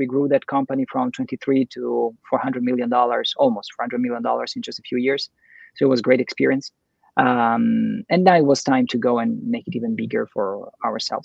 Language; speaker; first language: English; non-native, fluent; Italian